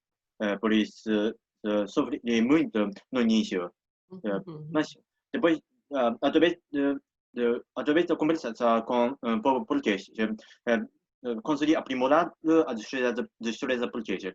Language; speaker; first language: Portuguese; non-native, learner; Japanese